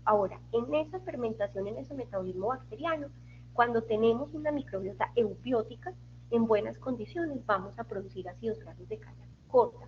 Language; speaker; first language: Spanish; native; Spanish